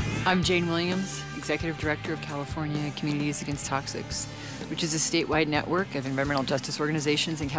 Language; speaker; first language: English; native; English